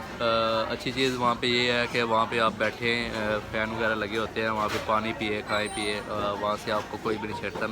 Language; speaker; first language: Urdu; non-native, local second language; Punjabi